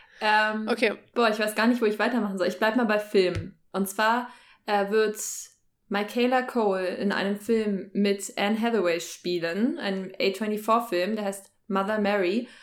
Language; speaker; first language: German; native; German